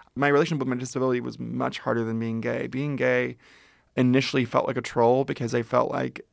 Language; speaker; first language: English; native; English